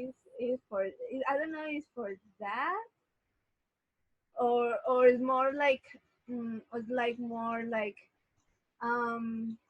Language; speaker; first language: English; non-native, learner; Spanish